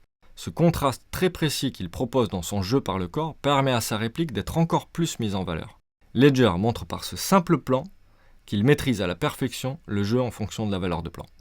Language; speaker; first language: French; native; French